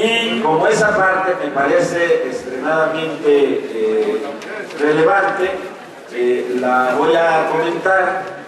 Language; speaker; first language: Spanish; native; Spanish